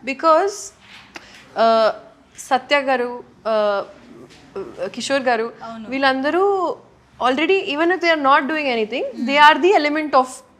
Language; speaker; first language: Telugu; non-native, local second language; Urdu